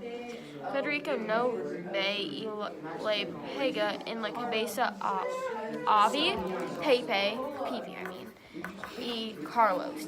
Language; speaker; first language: Spanish; non-native, learner; English